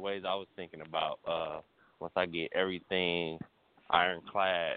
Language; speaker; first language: English; native; English